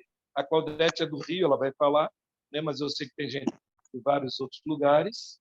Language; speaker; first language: Portuguese; native; Portuguese